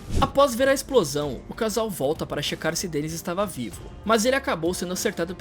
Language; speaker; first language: Portuguese; native; Portuguese